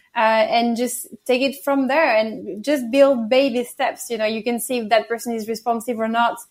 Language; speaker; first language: English; non-native, fluent; French